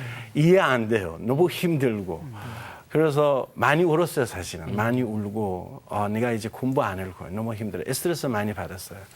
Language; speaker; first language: Korean; non-native, fluent; Persian